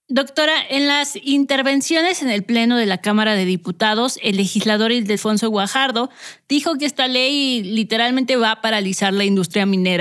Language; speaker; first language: Spanish; native; Spanish